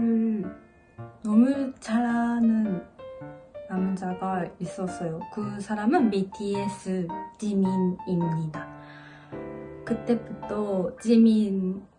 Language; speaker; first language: Korean; non-native, learner; Japanese